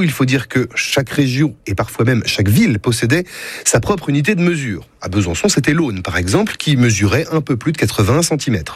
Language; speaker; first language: French; native; French